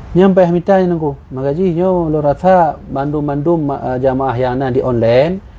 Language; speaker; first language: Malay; non-native, local second language; Achinese